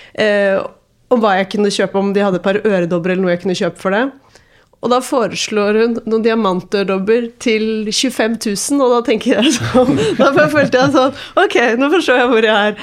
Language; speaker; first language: Norwegian; native; Norwegian